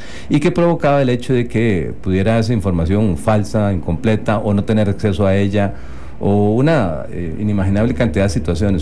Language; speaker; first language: Spanish; native; Spanish